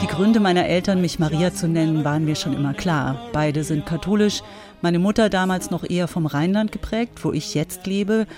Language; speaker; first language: German; native; German